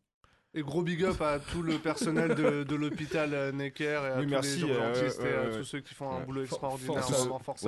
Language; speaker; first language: French; native; French